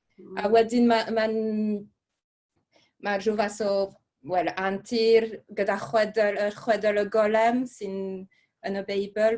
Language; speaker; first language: Welsh; non-native, fluent; French